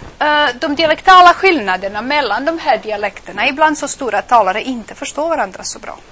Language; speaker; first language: Swedish; non-native, fluent; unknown